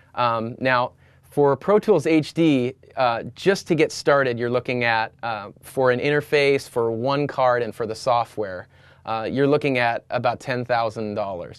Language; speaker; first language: English; native; English